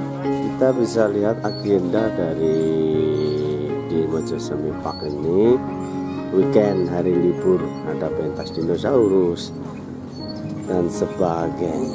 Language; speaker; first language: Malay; non-native, local second language; Javanese